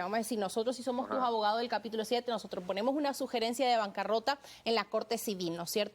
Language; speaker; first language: Spanish; native; Spanish